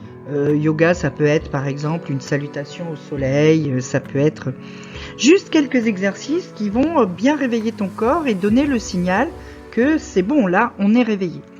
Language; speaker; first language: French; native; French